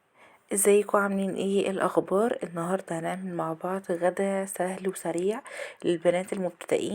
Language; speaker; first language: Arabic; native; Arabic